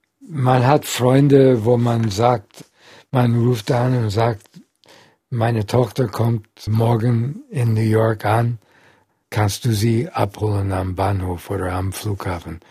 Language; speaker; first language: German; non-native, fluent; English